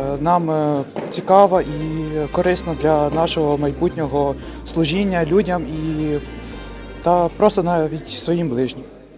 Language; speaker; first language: Ukrainian; non-native, local second language; Russian